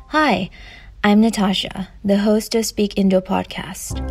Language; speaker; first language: English; non-native, fluent; Indonesian